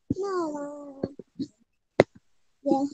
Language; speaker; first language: Spanish; native; Spanish